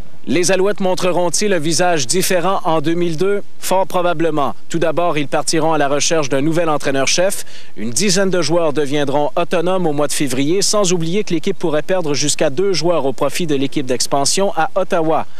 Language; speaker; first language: French; native; French